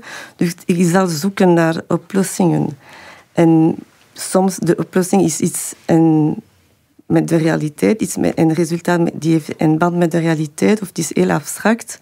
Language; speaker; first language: Dutch; non-native, fluent; French